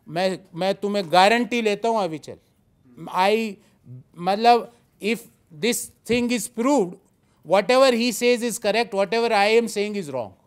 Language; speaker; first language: Hindi; native; Hindi